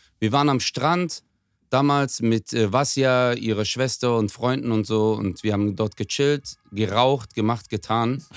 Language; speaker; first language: German; early bilingual, other home language; Turkish